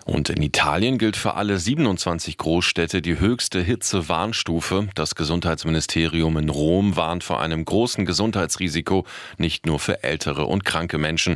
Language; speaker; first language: German; native; German